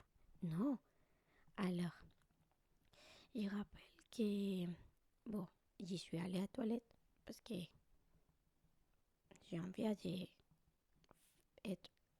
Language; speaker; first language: French; non-native, learner; Spanish